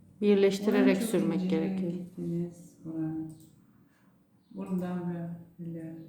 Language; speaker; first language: Turkish; non-native, learner; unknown